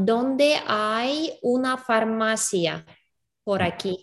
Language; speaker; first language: Spanish; non-native, learner; English